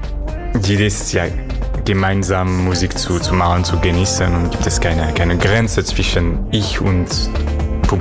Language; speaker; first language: German; non-native, learner; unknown